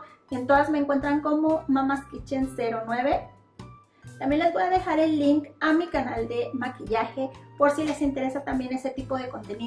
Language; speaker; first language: Spanish; native; Spanish